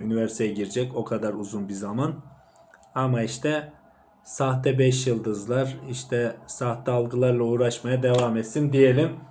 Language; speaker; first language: Turkish; native; Turkish